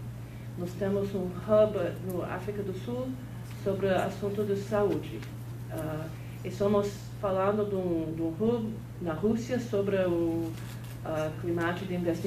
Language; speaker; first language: Portuguese; non-native, fluent; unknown